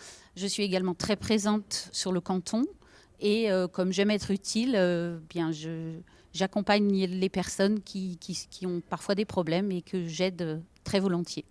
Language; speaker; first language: French; native; French